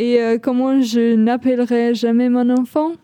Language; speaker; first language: French; non-native, fluent; German